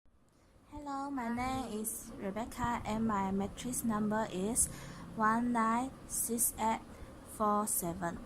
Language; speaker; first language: English; non-native, local second language; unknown